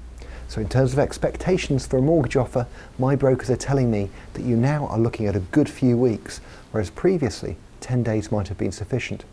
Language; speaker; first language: English; native; English